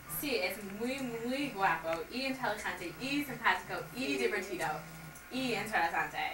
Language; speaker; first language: Spanish; non-native, learner; English